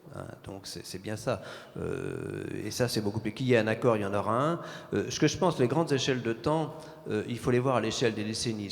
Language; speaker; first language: French; native; French